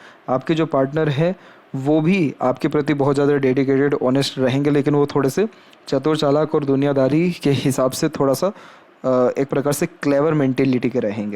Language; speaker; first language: Hindi; native; Hindi